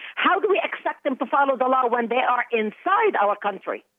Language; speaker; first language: English; non-native, fluent; Arabic